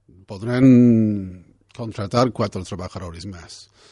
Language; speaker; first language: Spanish; non-native, fluent; English